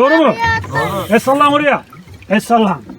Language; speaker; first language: Turkish; native; Turkish